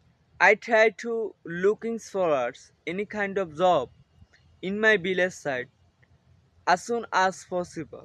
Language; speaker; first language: English; non-native, learner; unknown